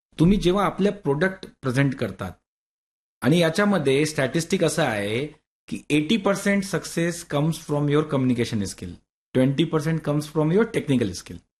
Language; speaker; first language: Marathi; non-native, local second language; Hindi